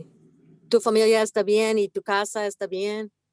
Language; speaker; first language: Spanish; non-native, learner; English